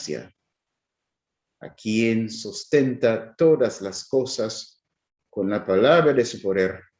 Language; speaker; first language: Spanish; non-native, fluent; English